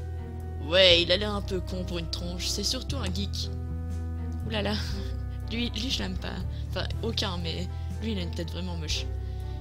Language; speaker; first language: French; native; French